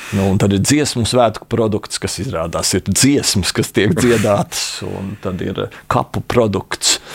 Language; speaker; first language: Latvian; native; Latvian